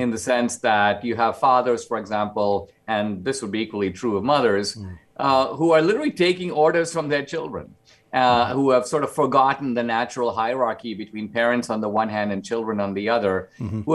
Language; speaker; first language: English; non-native, local second language; Konkani